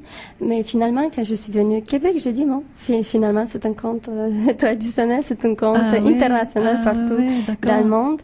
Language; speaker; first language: French; non-native, fluent; Romanian